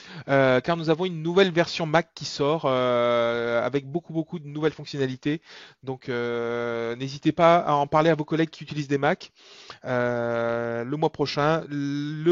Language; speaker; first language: French; native; French